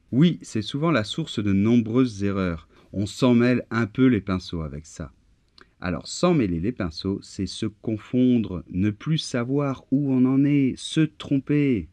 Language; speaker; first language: French; native; French